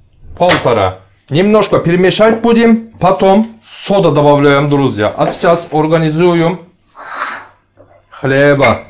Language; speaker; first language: Russian; non-native, learner; Turkish